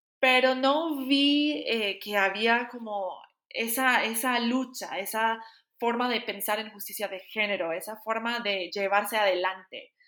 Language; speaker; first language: Spanish; non-native, fluent; English